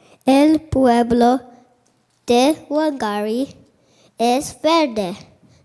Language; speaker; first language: Spanish; non-native, learner; English